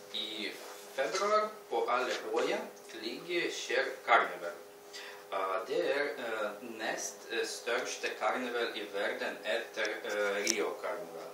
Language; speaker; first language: Swedish; non-native, learner; Russian